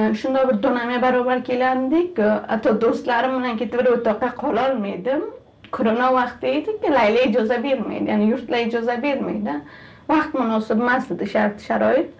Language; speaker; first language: Turkish; non-native, learner; Uzbek